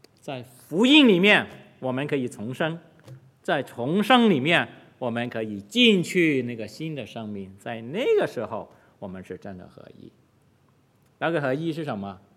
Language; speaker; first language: Chinese; non-native, local second language; Cantonese